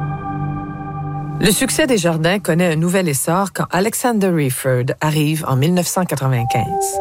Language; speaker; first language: French; native; French